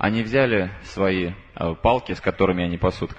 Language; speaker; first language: Russian; native; Russian